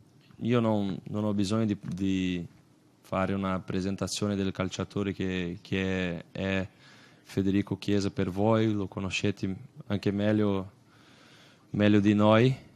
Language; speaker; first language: Italian; non-native, fluent; Portuguese